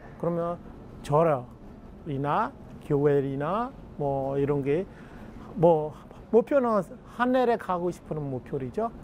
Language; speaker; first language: Korean; non-native, fluent; Burmese